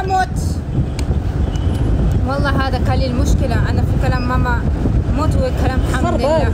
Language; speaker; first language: Arabic; non-native, learner; Pashto